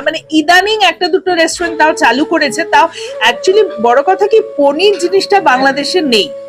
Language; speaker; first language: Bangla; native; Bangla